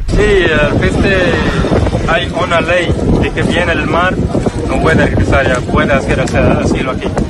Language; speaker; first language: Spanish; non-native, learner; Arabic